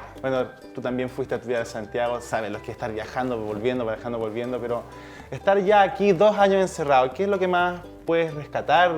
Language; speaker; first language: Spanish; native; Spanish